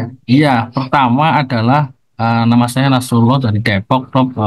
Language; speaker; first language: Indonesian; native; Indonesian